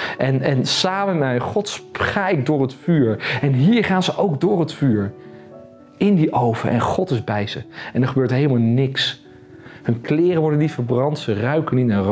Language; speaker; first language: Dutch; native; Dutch